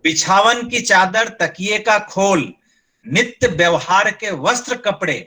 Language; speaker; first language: Hindi; non-native, local second language; Bangla